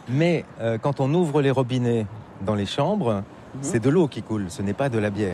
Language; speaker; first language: French; native; French